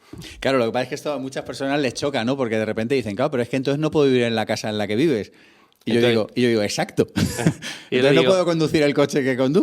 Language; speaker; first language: Spanish; native; Spanish